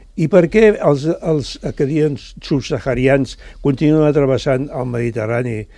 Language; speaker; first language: Catalan; native; Catalan